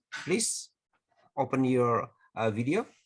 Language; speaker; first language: English; non-native, fluent; Indonesian